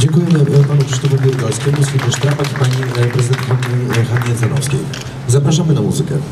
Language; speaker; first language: Polish; native; Polish